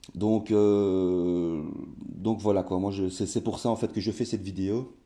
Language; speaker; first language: French; native; French